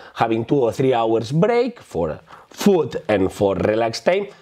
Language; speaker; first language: English; non-native, fluent; Spanish